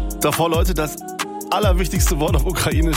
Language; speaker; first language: German; native; German